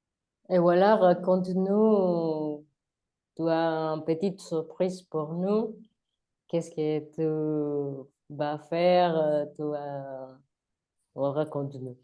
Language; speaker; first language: French; non-native, learner; Spanish